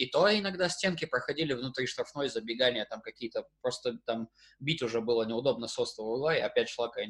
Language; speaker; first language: Russian; native; Russian